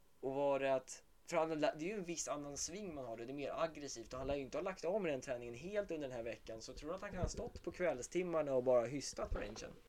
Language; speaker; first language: Swedish; native; Swedish